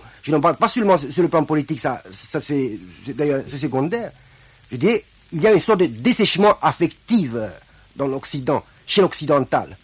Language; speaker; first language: French; non-native, fluent; Romanian